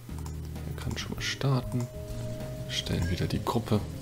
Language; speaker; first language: German; native; German